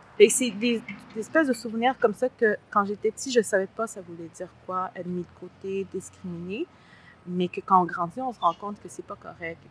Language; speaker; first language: French; early bilingual, other home language; Spanish